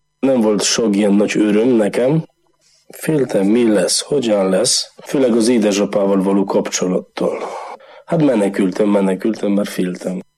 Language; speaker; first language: Hungarian; non-native, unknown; Polish